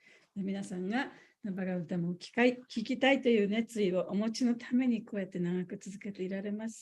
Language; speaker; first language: Japanese; native; Japanese